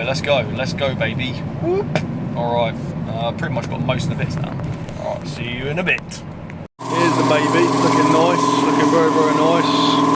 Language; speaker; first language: English; native; English